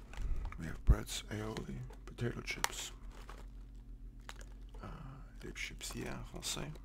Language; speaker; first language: French; non-native, learner; English